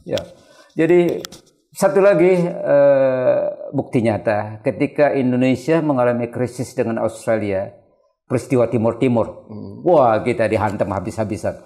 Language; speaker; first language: Indonesian; non-native, local second language; Malay